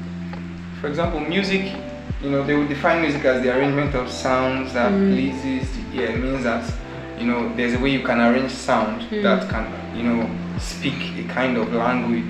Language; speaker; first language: English; non-native, local second language; Bini